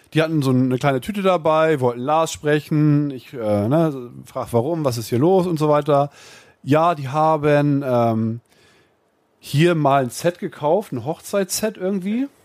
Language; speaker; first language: German; native; German